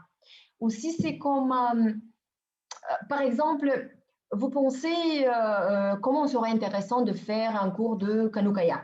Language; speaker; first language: French; non-native, fluent; Bulgarian